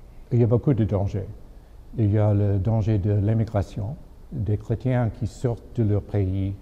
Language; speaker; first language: French; non-native, fluent; English